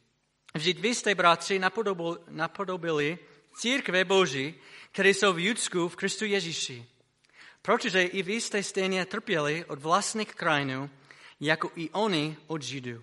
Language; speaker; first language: Czech; non-native, fluent; English